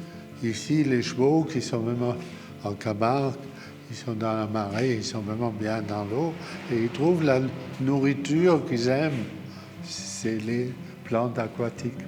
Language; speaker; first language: French; non-native, fluent; German